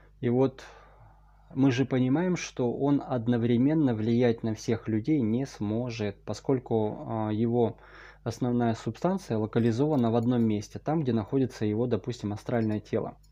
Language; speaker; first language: Russian; native; Russian